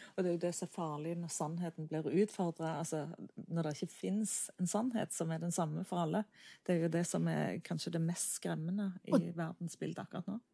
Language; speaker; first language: Norwegian; native; Norwegian